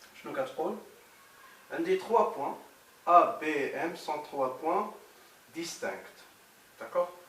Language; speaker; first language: French; non-native, local second language; Arabic